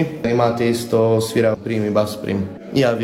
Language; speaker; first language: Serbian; non-native, local second language; Hungarian